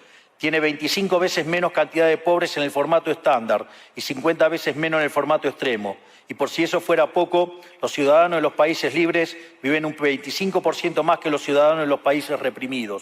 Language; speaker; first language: Spanish; native; Spanish